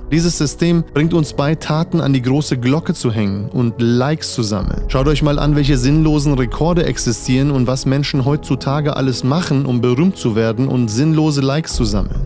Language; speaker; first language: German; native; German